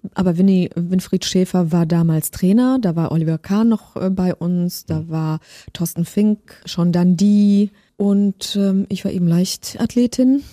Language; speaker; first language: German; early bilingual, other home language; Polish